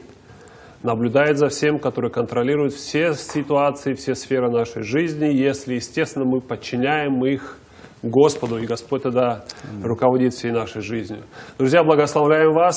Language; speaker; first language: Russian; native; Russian